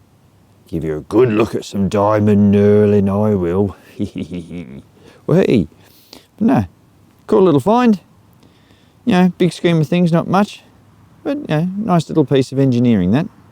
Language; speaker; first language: English; native; English